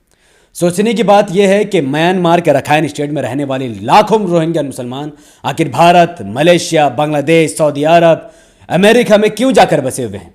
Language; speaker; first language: Hindi; native; Hindi